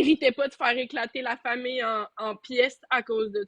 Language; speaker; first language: French; native; French